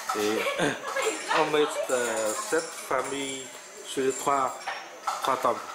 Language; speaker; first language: French; non-native, fluent; Vietnamese